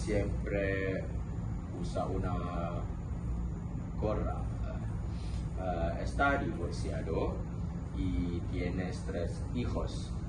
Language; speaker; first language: Spanish; non-native, learner; Malay